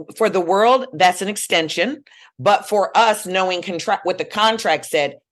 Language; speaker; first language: English; native; English